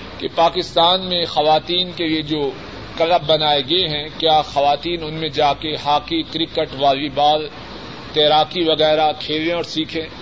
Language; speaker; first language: Urdu; native; Urdu